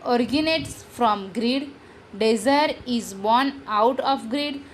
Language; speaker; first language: English; non-native, local second language; Gujarati